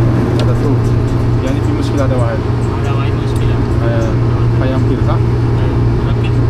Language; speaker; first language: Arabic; non-native, learner; Filipino